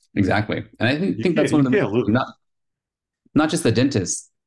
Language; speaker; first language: English; early bilingual, heritage; Spanish